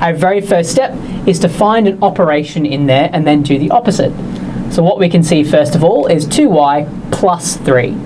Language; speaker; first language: English; native; English